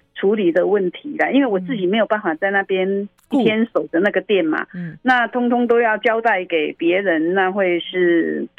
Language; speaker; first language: Chinese; native; Chinese